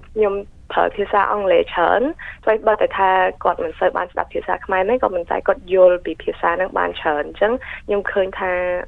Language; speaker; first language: Khmer; early bilingual, heritage; Khmer